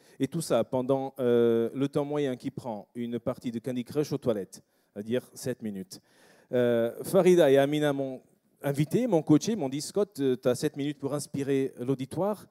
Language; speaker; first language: French; non-native, fluent; English